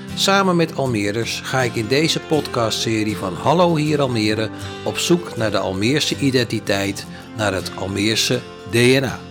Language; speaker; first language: Dutch; native; Dutch